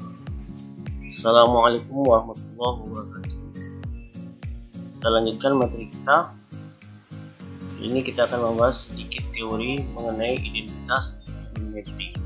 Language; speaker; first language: Indonesian; native; Indonesian